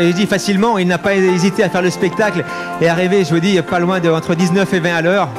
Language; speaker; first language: French; native; French